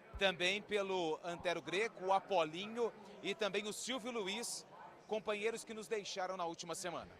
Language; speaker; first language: Portuguese; native; Portuguese